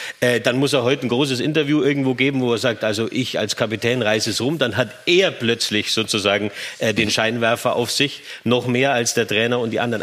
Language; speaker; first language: German; native; German